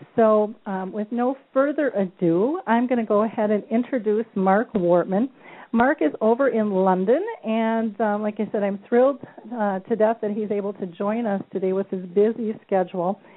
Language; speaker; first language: English; non-native, fluent; Dutch